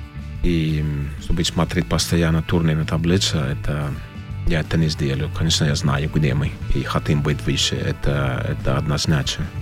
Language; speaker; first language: Russian; non-native, learner; Finnish